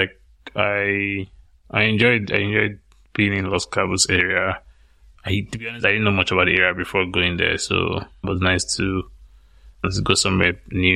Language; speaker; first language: English; non-native, local second language; Yoruba